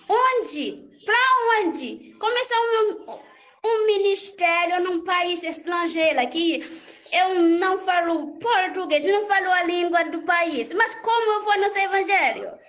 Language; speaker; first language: Portuguese; non-native, learner; Haitian Creole